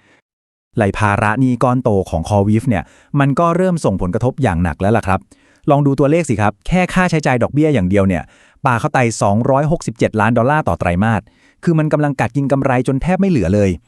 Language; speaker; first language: Thai; native; Thai